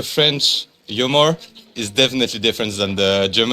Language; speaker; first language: English; non-native, fluent; French